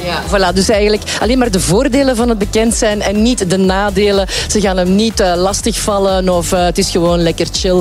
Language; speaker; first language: Dutch; native; Dutch